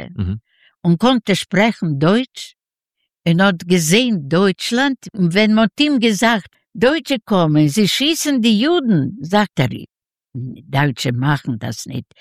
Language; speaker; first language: German; non-native, learner; Yiddish